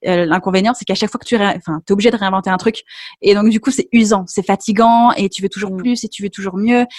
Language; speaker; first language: French; native; French